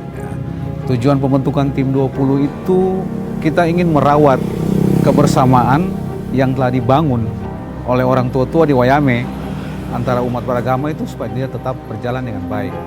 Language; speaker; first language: Indonesian; native; Indonesian